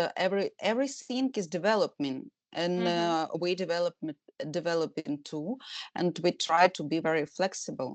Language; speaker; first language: English; non-native, learner; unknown